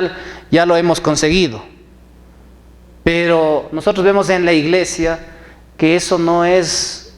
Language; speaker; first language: Spanish; native; Spanish